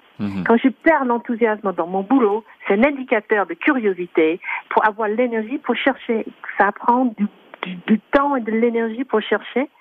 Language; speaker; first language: French; non-native, fluent; English